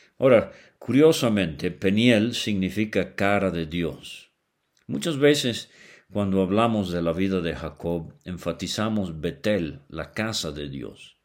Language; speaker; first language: Spanish; native; Spanish